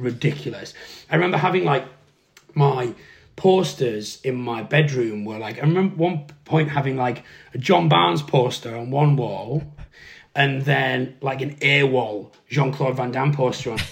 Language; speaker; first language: English; native; English